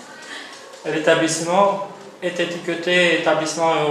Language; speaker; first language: French; non-native, fluent; Romanian